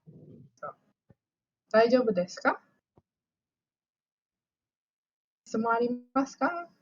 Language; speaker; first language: Japanese; non-native, fluent; Malay